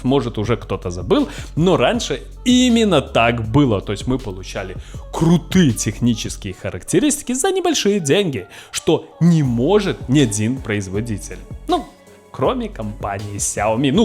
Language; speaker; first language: Russian; native; Russian